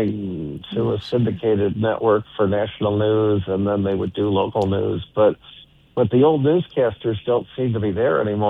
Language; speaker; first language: English; native; English